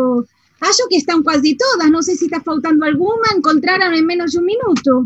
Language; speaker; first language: Portuguese; non-native, fluent; Spanish